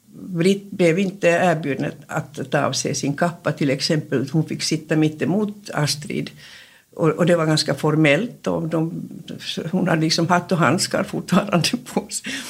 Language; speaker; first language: Swedish; native; Swedish